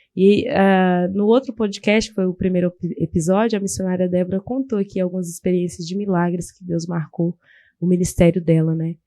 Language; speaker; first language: Portuguese; native; Portuguese